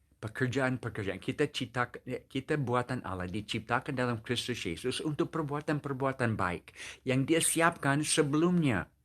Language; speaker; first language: Indonesian; non-native, fluent; English